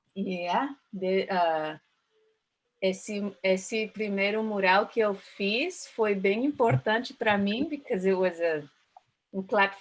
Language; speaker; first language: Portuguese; early bilingual, heritage; Portuguese